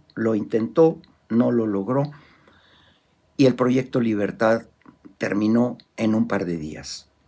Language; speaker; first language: Spanish; native; Spanish